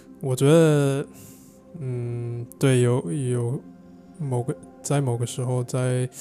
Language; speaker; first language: Chinese; non-native, learner; English